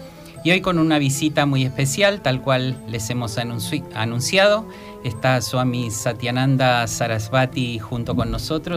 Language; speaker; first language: Spanish; native; Spanish